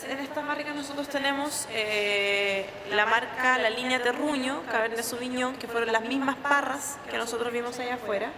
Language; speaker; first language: Spanish; native; Spanish